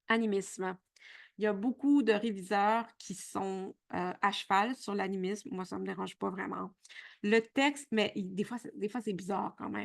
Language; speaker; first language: French; native; French